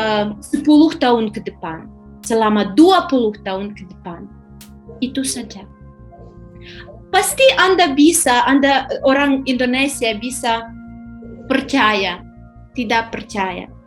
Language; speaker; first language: Indonesian; non-native, fluent; Ukrainian